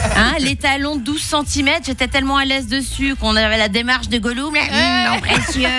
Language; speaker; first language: French; early bilingual, other home language; Spanish